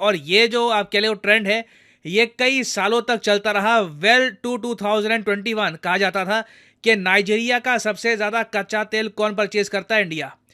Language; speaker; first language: Hindi; native; Hindi